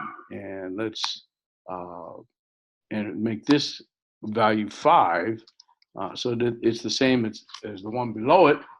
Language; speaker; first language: English; native; English